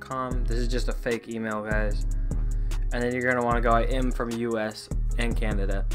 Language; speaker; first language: English; native; English